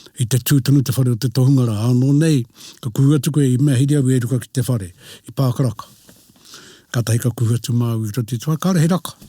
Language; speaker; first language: Māori; native; Māori